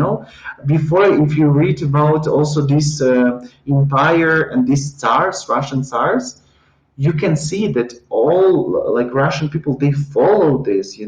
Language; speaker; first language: English; non-native, fluent; Ukrainian